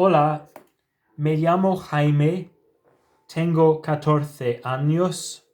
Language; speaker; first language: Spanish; non-native, fluent; English